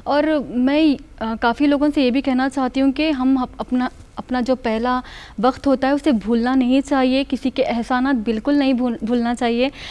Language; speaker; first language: Hindi; native; Hindi